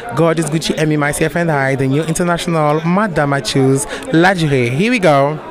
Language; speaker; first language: English; non-native, fluent; French